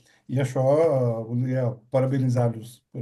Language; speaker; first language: Catalan; non-native, learner; Portuguese